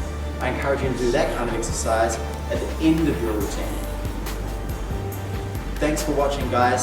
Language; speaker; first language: English; native; English